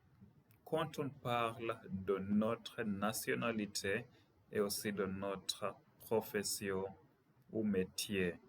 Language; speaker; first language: French; non-native, fluent; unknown